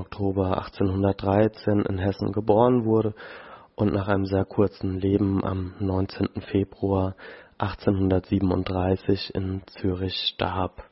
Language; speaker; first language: German; native; German